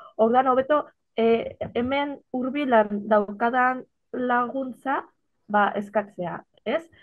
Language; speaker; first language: Basque; non-native, local second language; Spanish